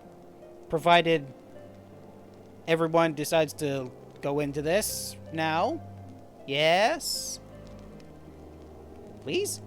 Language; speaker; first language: English; native; English